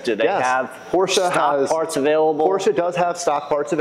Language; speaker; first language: English; native; English